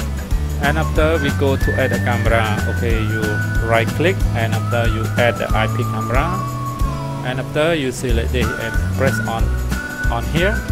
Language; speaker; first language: English; non-native, learner; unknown